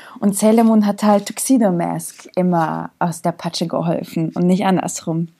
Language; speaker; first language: German; early bilingual, other home language; Croatian